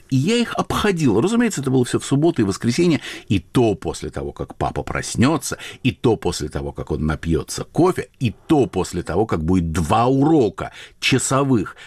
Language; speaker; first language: Russian; native; Russian